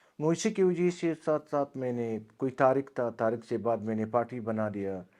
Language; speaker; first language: Urdu; non-native, local second language; Pashto